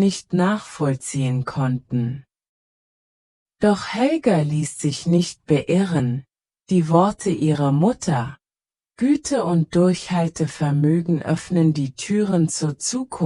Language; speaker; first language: German; native; German